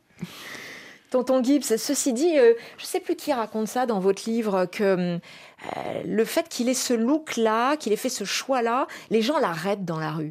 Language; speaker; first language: French; native; French